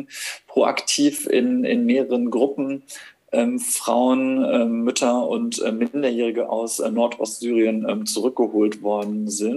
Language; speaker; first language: German; native; German